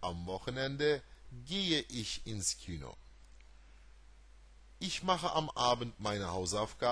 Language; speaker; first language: German; non-native, fluent; Turkish